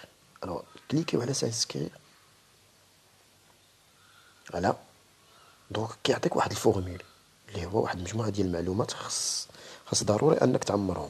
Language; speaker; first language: Arabic; native; Arabic